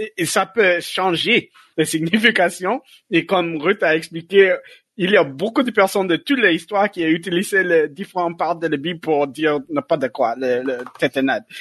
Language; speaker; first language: French; non-native, learner; English